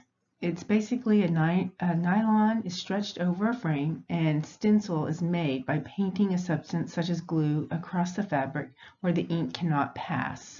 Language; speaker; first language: English; native; English